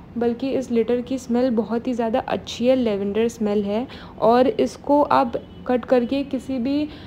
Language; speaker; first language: Hindi; native; Hindi